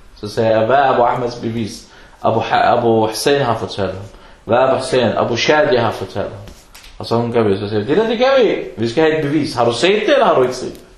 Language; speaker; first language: Danish; non-native, fluent; Arabic